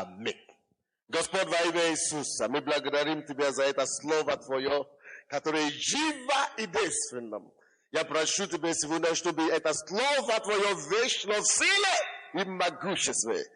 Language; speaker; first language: Russian; non-native, fluent; Yoruba